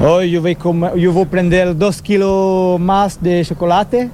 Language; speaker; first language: Spanish; non-native, learner; French